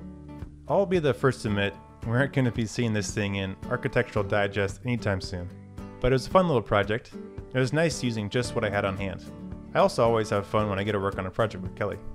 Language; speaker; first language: English; native; English